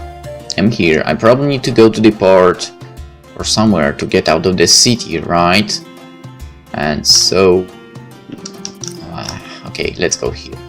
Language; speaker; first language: English; non-native, fluent; Polish